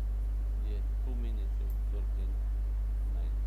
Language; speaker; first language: English; non-native, learner; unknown